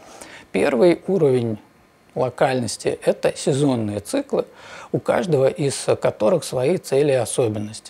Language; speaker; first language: Russian; native; Russian